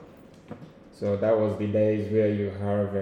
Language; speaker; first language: English; non-native, local second language; Igbo